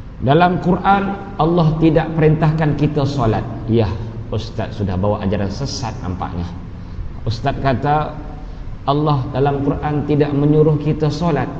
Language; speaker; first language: Malay; native; Malay